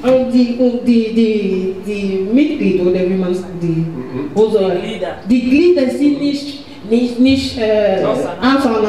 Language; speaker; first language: German; non-native, learner; French